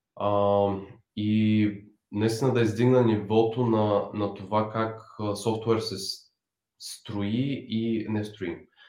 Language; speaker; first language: Bulgarian; native; Bulgarian